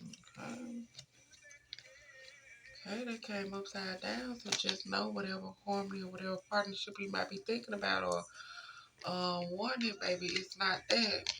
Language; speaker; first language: English; native; English